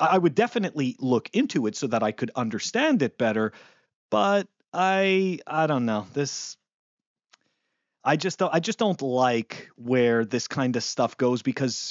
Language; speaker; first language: English; native; English